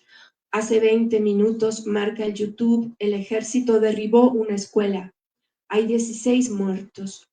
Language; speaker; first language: Spanish; native; Spanish